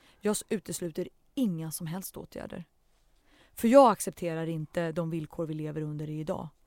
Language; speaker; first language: Swedish; early bilingual, other home language; Central Kurdish